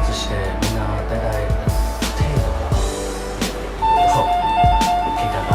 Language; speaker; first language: Japanese; non-native, learner; Chinese